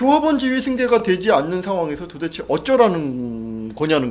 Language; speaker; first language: Korean; native; Korean